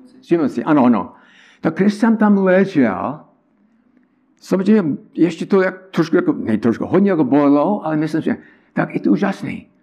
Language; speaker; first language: Czech; non-native, learner; English